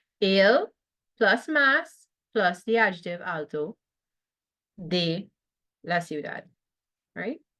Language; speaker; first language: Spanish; non-native, fluent; English